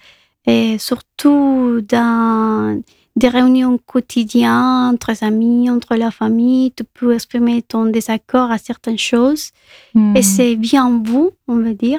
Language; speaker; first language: French; non-native, fluent; Spanish